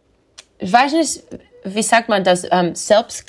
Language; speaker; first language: German; non-native, learner; English